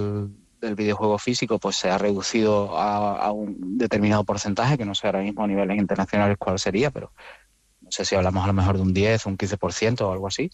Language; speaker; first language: Spanish; native; Spanish